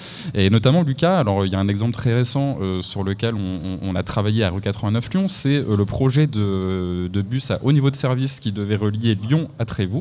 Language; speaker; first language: French; native; French